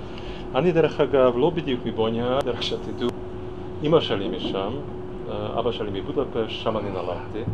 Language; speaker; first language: Hebrew; non-native, fluent; Hungarian